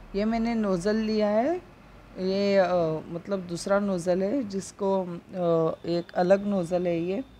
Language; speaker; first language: Hindi; non-native, local second language; Marathi